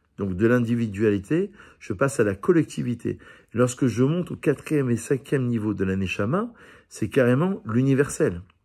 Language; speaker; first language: French; native; French